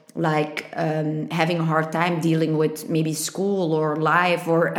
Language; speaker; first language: English; non-native, fluent; Italian